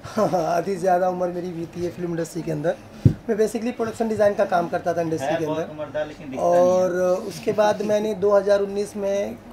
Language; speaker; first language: Hindi; native; Hindi